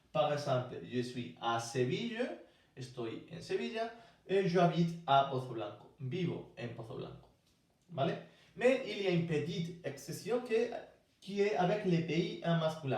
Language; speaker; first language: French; non-native, fluent; Spanish